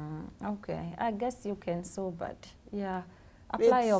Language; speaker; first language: English; native; English